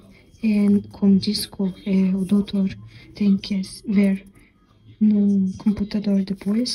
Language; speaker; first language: Portuguese; non-native, fluent; Russian